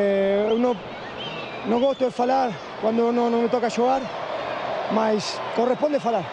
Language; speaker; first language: Portuguese; non-native, learner; Spanish